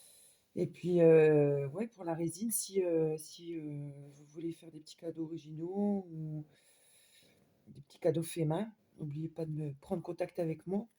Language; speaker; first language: French; native; French